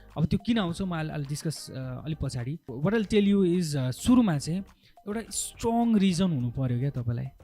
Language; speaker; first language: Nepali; native; Nepali